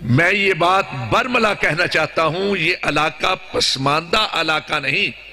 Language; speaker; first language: Urdu; non-native, local second language; Punjabi